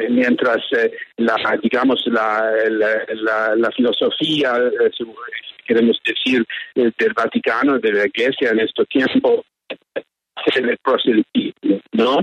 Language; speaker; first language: Spanish; early bilingual, heritage; English